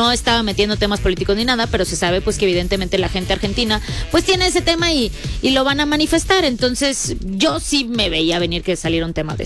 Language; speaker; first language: Spanish; native; Spanish